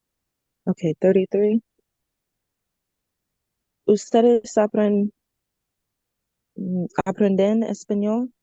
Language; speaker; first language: Spanish; non-native, learner; English